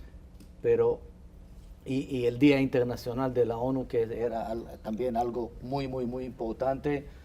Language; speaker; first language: Spanish; non-native, fluent; Hebrew